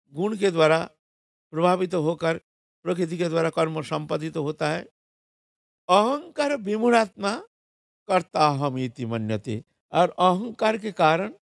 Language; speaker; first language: Hindi; non-native, local second language; Bangla